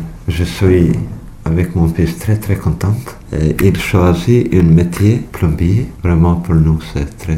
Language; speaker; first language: French; non-native, learner; Albanian